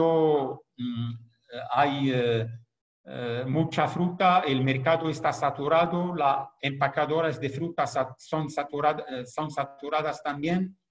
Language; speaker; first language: Spanish; non-native, fluent; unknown